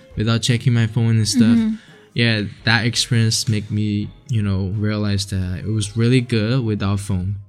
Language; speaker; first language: English; non-native, fluent; Chinese